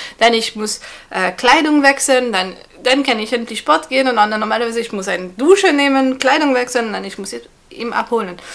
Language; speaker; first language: German; non-native, fluent; French